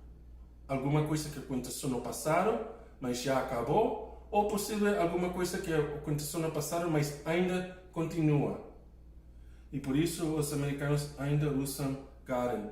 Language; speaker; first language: Portuguese; non-native, fluent; English